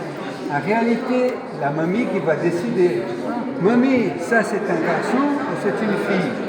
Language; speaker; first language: French; non-native, fluent; Portuguese